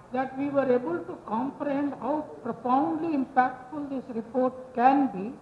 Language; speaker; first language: English; non-native, local second language; Telugu